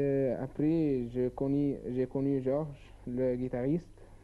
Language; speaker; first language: French; non-native, learner; Arabic